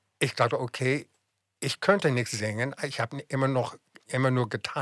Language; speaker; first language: German; non-native, fluent; English